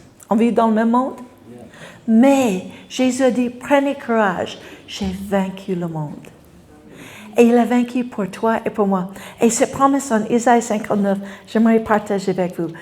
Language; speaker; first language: French; non-native, fluent; English